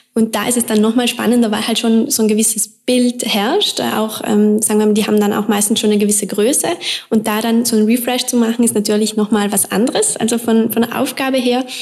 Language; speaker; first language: German; native; German